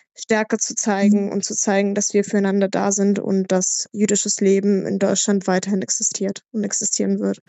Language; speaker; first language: German; native; German